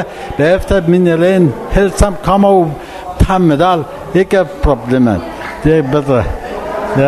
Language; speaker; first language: Danish; non-native, learner; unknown